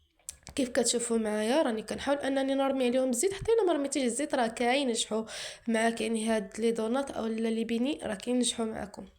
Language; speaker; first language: Arabic; native; Arabic